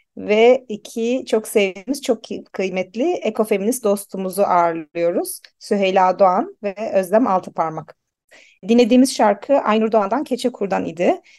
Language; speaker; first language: Turkish; native; Turkish